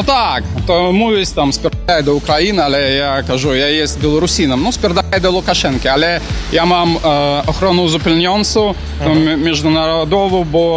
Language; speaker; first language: Polish; non-native, learner; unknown